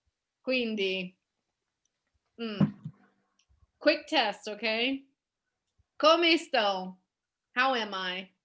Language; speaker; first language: Italian; non-native, fluent; English